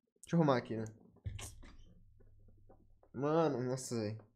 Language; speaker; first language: Portuguese; native; Portuguese